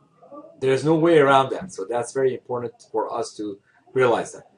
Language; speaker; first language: English; non-native, fluent; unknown